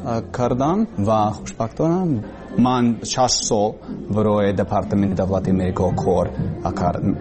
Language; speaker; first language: Persian; non-native, learner; English